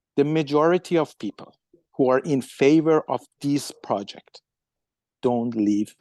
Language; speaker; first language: English; non-native, fluent; Persian